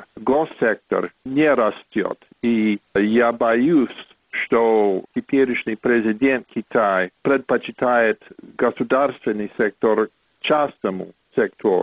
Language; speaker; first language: Russian; non-native, fluent; English